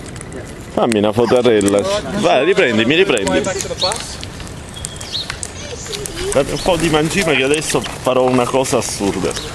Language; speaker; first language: Italian; native; Italian